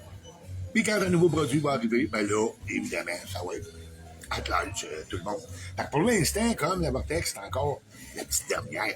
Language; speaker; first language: French; native; French